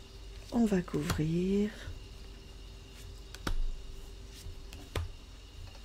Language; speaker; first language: French; native; French